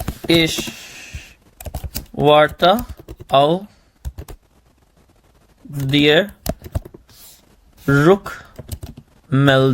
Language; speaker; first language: German; non-native, learner; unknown